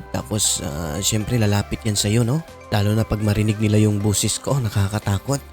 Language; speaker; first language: Filipino; non-native, local second language; Cebuano